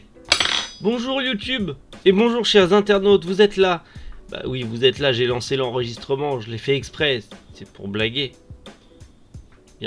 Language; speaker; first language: French; native; French